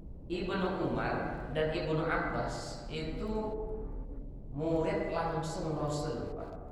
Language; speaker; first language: Indonesian; native; Indonesian